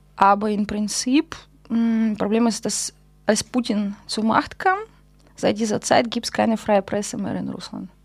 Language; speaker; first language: German; non-native, fluent; Russian